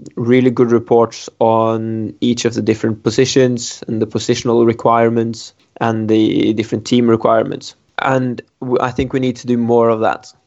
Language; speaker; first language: English; non-native, fluent; Norwegian